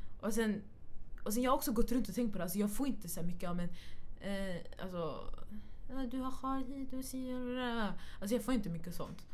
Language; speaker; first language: Swedish; early bilingual, other home language; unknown